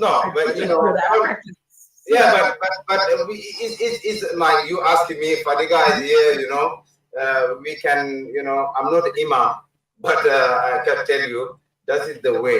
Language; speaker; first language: English; non-native, learner; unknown